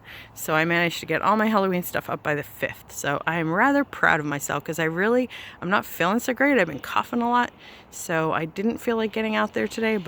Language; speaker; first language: English; native; English